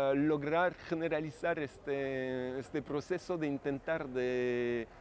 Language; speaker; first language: Spanish; non-native, fluent; French